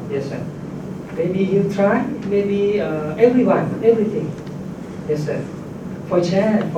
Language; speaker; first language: English; non-native, learner; Thai